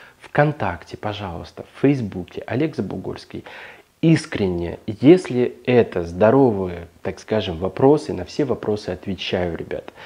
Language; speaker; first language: Russian; native; Russian